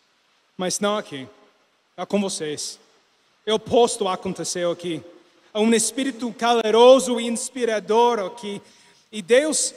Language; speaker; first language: Portuguese; non-native, learner; English